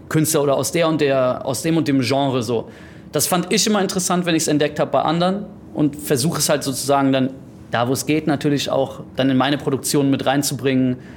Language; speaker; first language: German; early bilingual, heritage; German